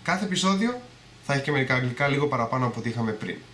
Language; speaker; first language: Greek; early bilingual, other home language; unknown